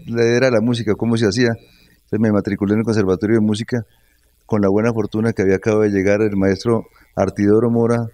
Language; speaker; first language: Spanish; native; Spanish